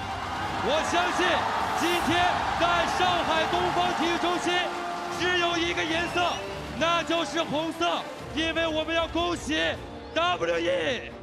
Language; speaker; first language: Chinese; native; Chinese